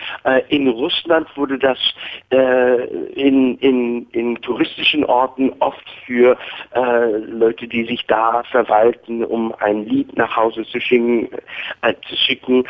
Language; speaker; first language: German; non-native, fluent; English